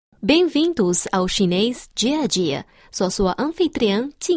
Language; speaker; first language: Portuguese; non-native, fluent; Chinese